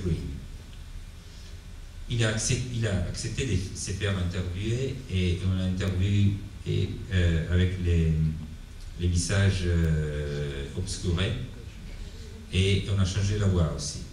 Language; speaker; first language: French; non-native, fluent; Italian